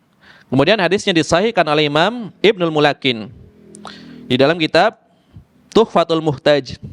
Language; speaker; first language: Indonesian; native; Indonesian